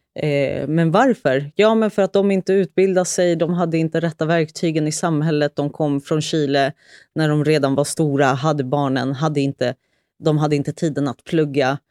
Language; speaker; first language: Swedish; early bilingual, other home language; Spanish